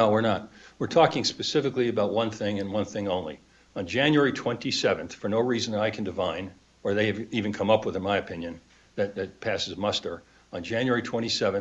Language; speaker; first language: English; native; English